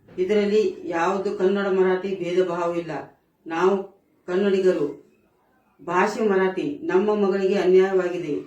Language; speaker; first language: Kannada; non-native, local second language; Marathi